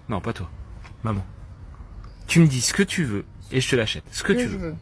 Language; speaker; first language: French; native; French